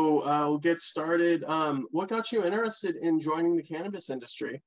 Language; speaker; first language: English; native; English